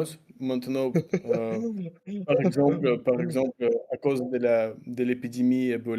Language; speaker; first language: French; non-native, learner; Russian